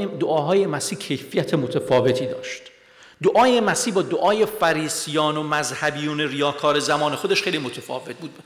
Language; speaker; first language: Persian; non-native, local second language; Armenian